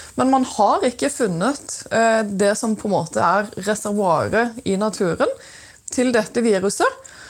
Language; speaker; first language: Norwegian; native; Norwegian